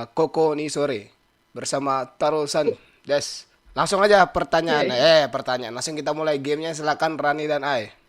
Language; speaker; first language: Indonesian; native; Indonesian